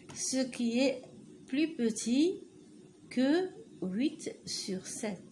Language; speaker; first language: French; non-native, local second language; Arabic